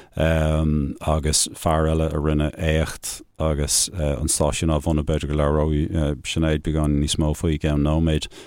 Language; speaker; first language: Irish; native; Irish